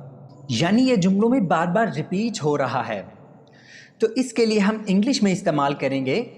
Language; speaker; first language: Urdu; native; Urdu